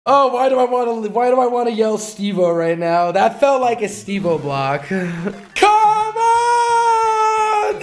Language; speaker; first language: English; native; English